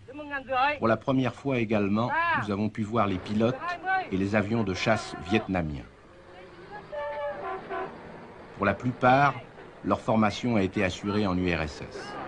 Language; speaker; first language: French; native; French